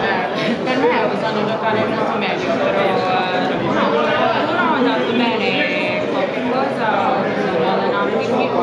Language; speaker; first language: Italian; non-native, learner; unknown